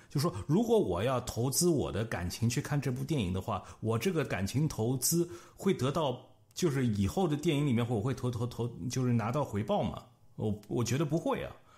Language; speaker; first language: Chinese; native; Chinese